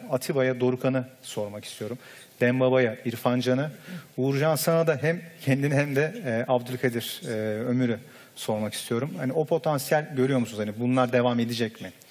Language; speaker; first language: Turkish; native; Turkish